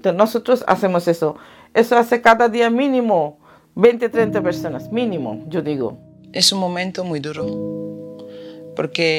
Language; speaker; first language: Spanish; non-native, learner; Bangla